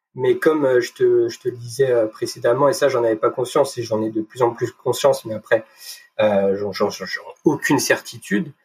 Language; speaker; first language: French; native; French